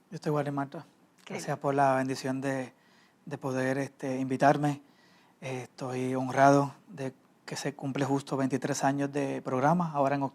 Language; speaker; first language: Spanish; native; Spanish